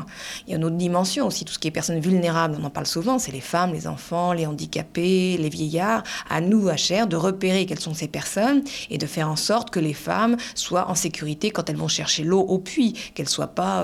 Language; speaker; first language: French; native; French